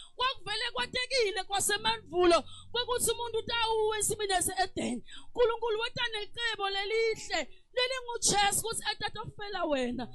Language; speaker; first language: Zulu; non-native, local second language; Swati